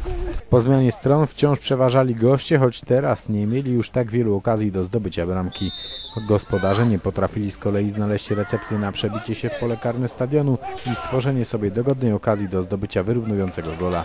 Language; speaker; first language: Polish; native; Polish